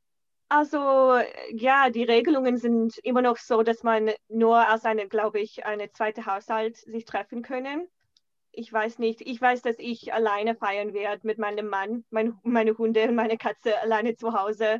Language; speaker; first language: German; non-native, fluent; English